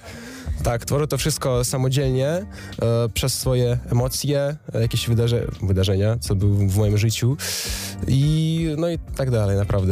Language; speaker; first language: Polish; non-native, fluent; Ukrainian